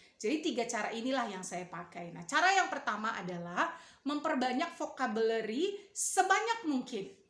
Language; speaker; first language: Indonesian; native; Indonesian